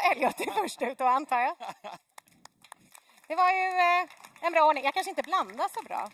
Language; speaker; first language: Swedish; native; Swedish